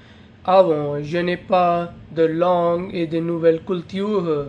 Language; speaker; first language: French; non-native, learner; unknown